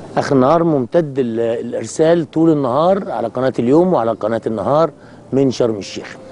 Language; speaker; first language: Arabic; native; Arabic